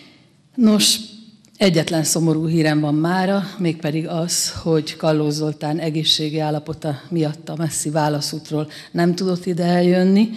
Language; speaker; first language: Hungarian; native; Hungarian